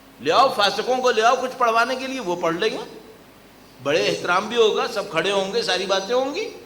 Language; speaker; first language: Urdu; native; Urdu